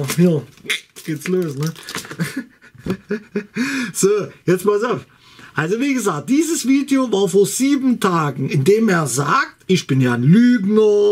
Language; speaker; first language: German; native; German